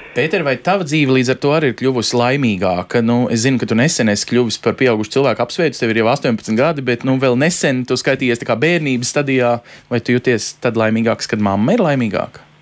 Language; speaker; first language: Latvian; native; Latvian